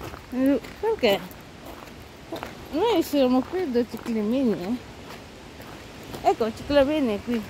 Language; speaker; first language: Italian; non-native, learner; Filipino